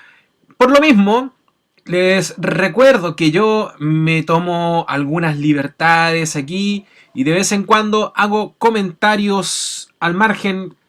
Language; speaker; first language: Spanish; native; Spanish